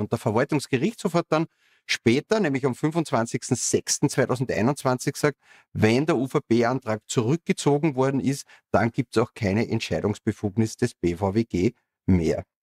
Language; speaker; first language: German; native; German